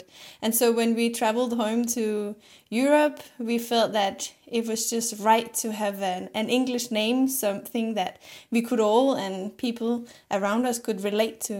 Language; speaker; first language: English; non-native, fluent; Danish